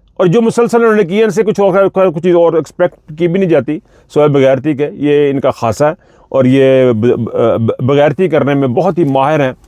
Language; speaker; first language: Urdu; non-native, local second language; Punjabi